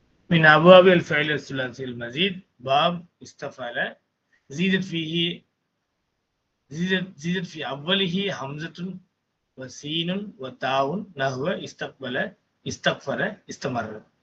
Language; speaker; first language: Arabic; non-native, fluent; Tamil